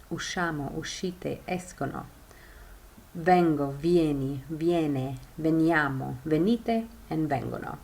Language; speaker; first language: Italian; non-native, fluent; English